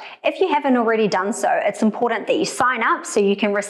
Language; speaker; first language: English; native; English